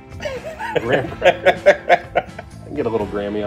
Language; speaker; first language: English; native; English